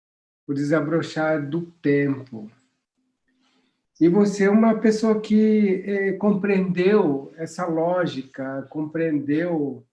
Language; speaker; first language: Portuguese; non-native, local second language; Guarani